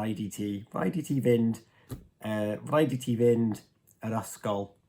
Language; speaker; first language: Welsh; non-native, learner; English